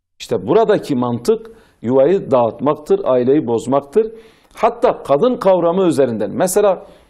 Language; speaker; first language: Turkish; non-native, local second language; Zaza